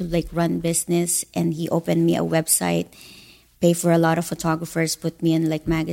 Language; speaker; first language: English; non-native, local second language; Filipino